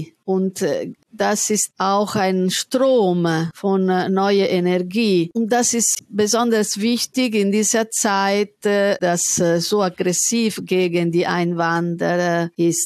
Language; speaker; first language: German; non-native, fluent; Italian